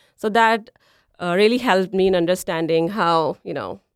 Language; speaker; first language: English; non-native, local second language; Punjabi